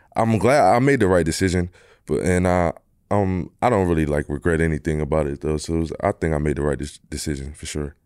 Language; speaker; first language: English; native; English